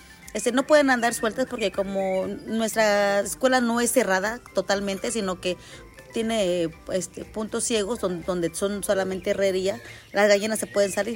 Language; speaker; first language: Spanish; native; Spanish